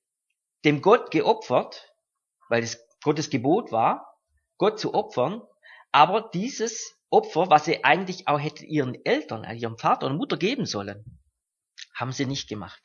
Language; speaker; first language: German; native; German